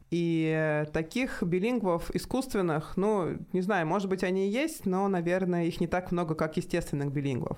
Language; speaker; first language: Russian; native; Russian